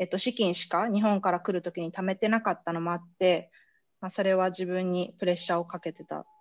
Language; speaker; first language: Japanese; native; Japanese